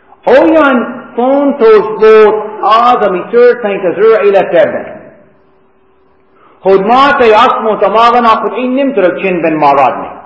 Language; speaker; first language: Hungarian; non-native, fluent; English